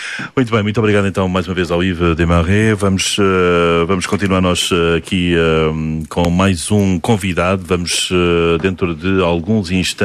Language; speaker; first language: Portuguese; native; Portuguese